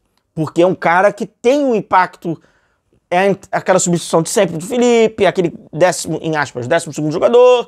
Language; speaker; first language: Portuguese; native; Portuguese